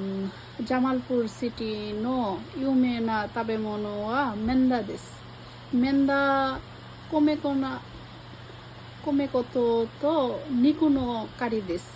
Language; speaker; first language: Japanese; non-native, learner; Bangla